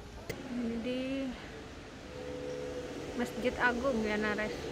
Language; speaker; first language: Indonesian; native; Indonesian